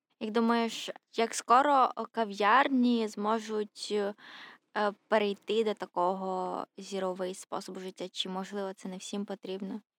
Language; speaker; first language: Ukrainian; native; Ukrainian